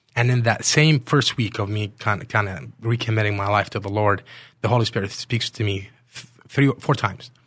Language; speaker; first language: English; non-native, fluent; Arabic